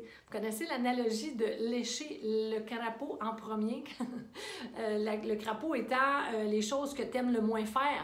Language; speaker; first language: French; native; French